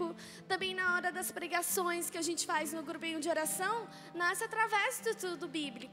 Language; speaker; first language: Portuguese; native; Portuguese